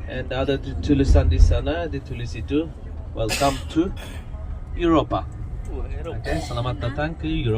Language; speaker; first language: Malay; non-native, learner; Turkish